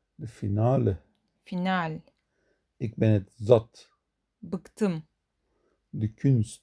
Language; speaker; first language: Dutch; non-native, learner; Turkish